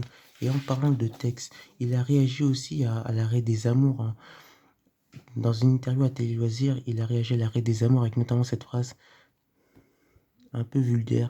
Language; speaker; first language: French; native; French